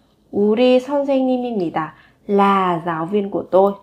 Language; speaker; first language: Korean; non-native, fluent; Vietnamese